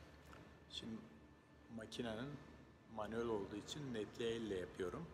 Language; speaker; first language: Turkish; native; Turkish